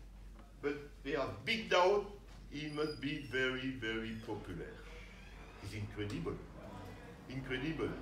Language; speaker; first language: English; non-native, learner; French